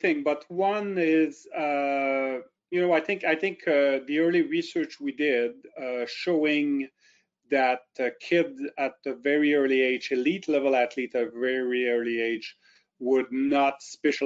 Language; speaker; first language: English; non-native, fluent; French